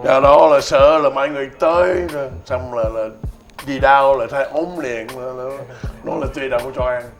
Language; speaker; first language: Vietnamese; early bilingual, heritage; Vietnamese